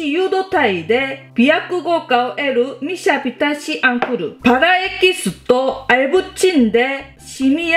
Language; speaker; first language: Japanese; non-native, fluent; Korean